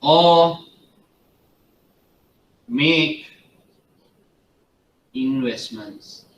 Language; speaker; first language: English; non-native, local second language; Sinhala